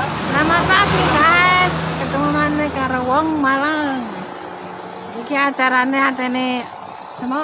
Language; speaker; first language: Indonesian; non-native, local second language; Javanese